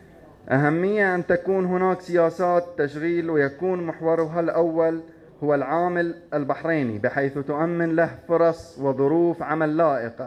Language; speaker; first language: Arabic; native; Arabic